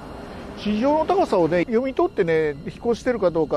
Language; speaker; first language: Japanese; native; Japanese